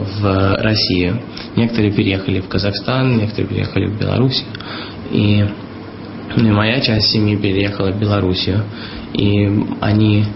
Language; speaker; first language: Russian; early bilingual, heritage; Russian